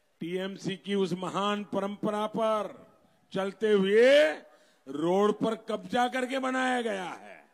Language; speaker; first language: Hindi; non-native, local second language; Gujarati